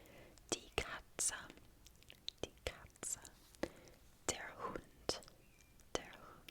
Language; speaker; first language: German; non-native, learner; English